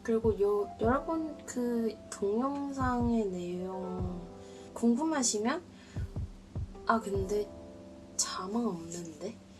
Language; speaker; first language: Korean; non-native, learner; Cantonese